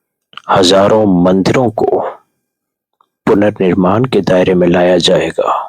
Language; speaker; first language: Hindi; native; Hindi